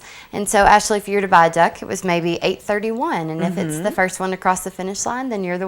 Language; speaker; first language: English; native; English